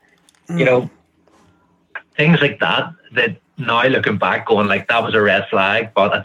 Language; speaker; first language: English; native; English